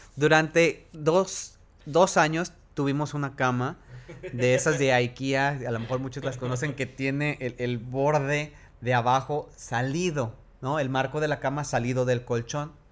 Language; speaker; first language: Spanish; native; Spanish